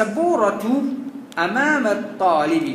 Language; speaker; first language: Arabic; non-native, fluent; Morisyen